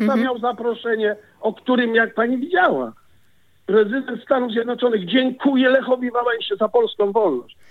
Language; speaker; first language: Polish; native; Polish